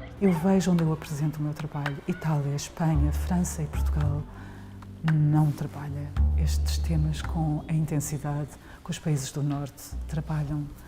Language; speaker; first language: Portuguese; native; Portuguese